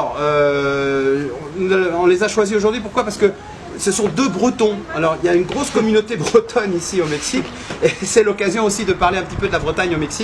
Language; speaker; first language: French; native; French